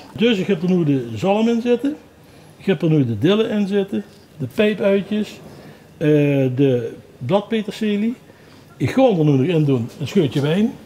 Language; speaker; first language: Dutch; native; Dutch